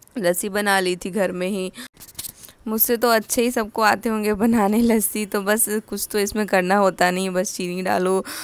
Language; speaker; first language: Hindi; native; Hindi